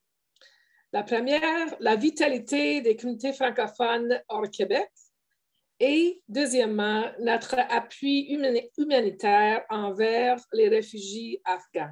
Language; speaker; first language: French; native; French